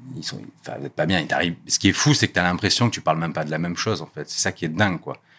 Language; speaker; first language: French; native; French